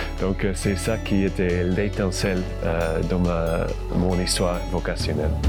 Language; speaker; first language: French; non-native, fluent; English